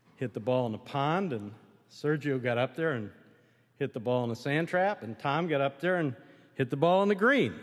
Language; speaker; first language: English; native; English